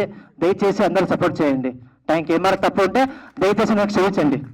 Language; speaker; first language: Telugu; non-native, learner; Kannada